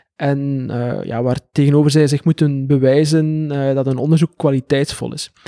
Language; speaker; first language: Dutch; native; Dutch